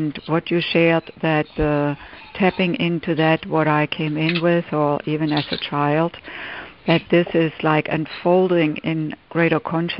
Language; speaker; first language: English; non-native, fluent; German